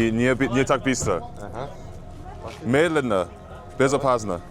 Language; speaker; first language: Russian; non-native, learner; English